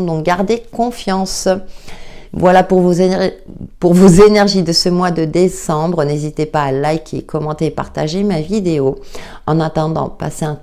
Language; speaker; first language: French; native; French